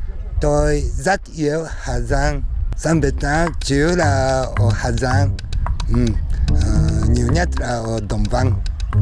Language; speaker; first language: Vietnamese; non-native, learner; Japanese